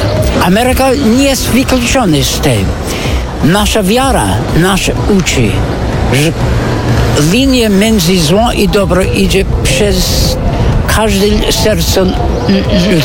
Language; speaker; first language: Polish; non-native, fluent; English